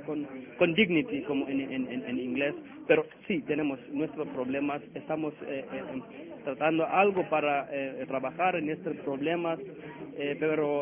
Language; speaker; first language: Spanish; non-native, learner; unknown